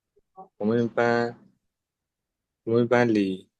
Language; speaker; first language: Chinese; non-native, learner; Burmese